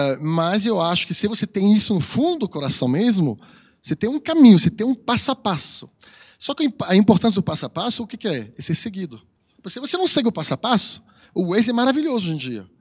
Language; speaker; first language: Portuguese; non-native, fluent; French